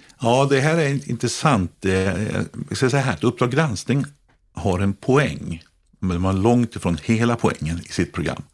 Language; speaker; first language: Swedish; native; Swedish